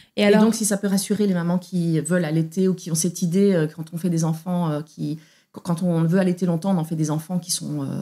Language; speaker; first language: French; native; French